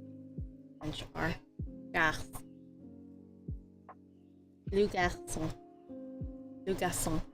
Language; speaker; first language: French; non-native, learner; English